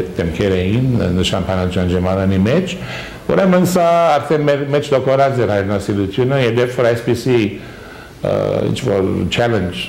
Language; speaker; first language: Armenian; early bilingual, heritage; Armenian